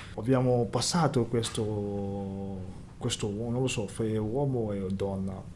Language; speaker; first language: Italian; non-native, learner; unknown